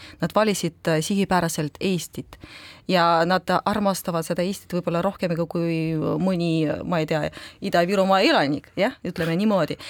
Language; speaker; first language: Estonian; non-native, local second language; Russian